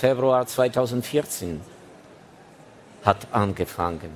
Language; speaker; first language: German; non-native, fluent; Ukrainian